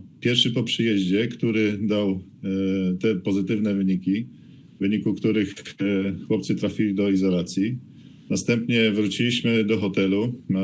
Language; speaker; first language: Polish; native; Polish